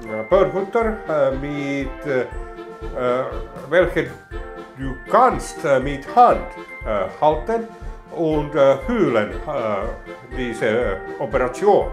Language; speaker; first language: German; non-native, learner; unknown